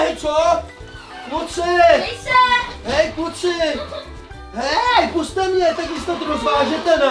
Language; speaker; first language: Czech; native; Czech